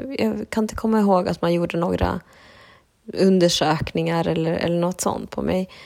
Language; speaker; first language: Swedish; early bilingual, other home language; Spanish